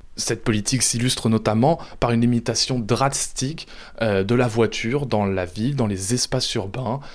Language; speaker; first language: French; native; French